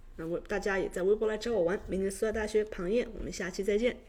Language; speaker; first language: Chinese; native; Chinese